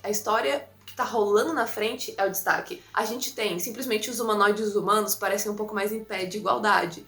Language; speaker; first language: Portuguese; native; Portuguese